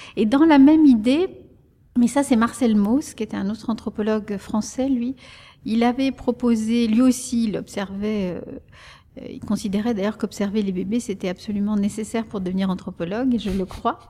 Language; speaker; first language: French; early bilingual, other home language; Spanish